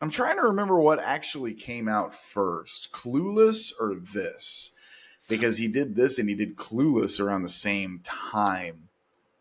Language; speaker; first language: English; native; English